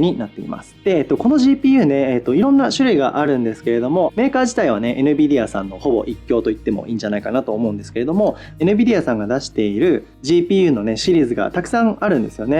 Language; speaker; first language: Japanese; native; Japanese